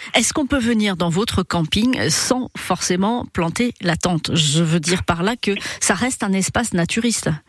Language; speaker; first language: French; native; French